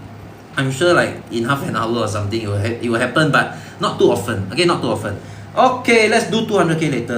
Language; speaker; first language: English; non-native, local second language; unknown